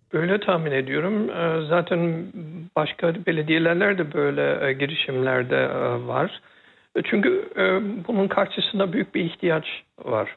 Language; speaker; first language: Turkish; early bilingual, heritage; Turkish